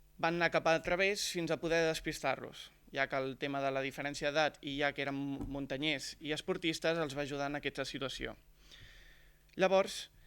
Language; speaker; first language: Catalan; native; Catalan